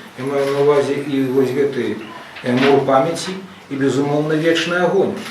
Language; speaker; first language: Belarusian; non-native, local second language; Russian